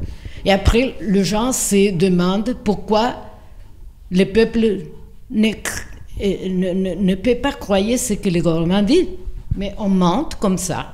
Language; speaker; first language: French; non-native, fluent; Spanish